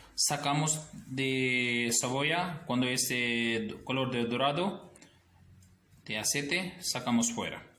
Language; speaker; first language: Spanish; non-native, learner; Urdu